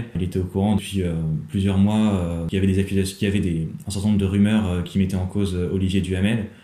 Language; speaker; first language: French; native; French